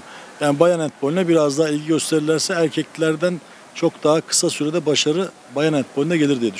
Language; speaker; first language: Turkish; native; Turkish